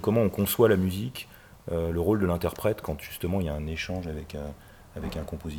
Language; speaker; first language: French; native; French